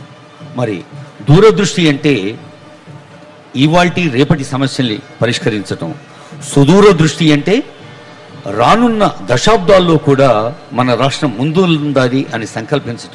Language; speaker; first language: Telugu; native; Telugu